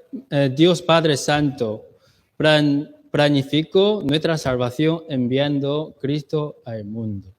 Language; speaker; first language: Spanish; non-native, learner; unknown